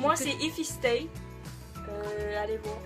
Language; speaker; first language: French; native; French